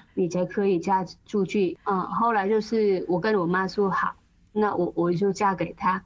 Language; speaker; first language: Chinese; non-native, fluent; Vietnamese